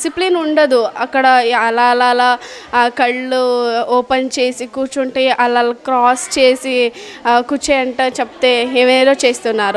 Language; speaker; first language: Telugu; non-native, learner; Kannada